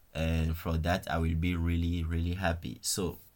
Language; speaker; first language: English; non-native, fluent; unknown